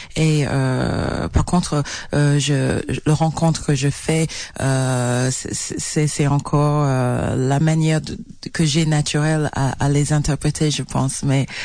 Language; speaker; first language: French; non-native, fluent; English